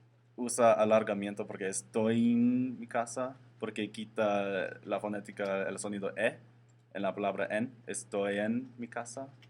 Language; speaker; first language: Spanish; non-native, learner; English